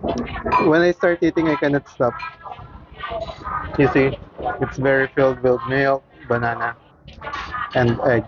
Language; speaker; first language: English; non-native, fluent; Thai